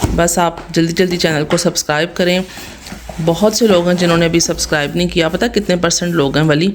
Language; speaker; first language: Urdu; native; Urdu